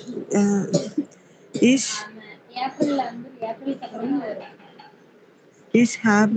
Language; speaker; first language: German; non-native, learner; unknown